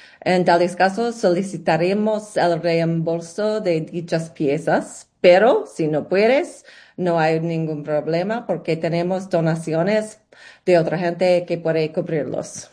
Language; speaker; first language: Spanish; non-native, learner; English